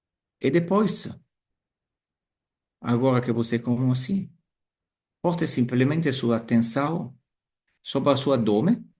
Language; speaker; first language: Portuguese; non-native, learner; Italian